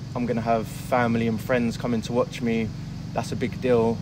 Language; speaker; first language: English; native; English